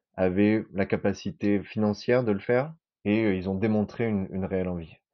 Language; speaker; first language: French; native; French